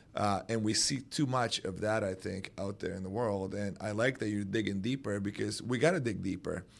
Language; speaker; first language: English; non-native, fluent; Romanian